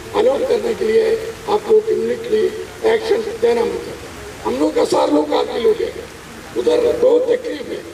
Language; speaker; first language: Hindi; non-native, local second language; Malayalam